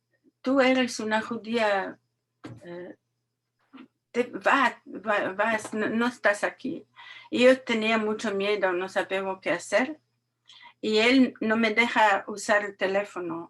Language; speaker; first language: Spanish; non-native, learner; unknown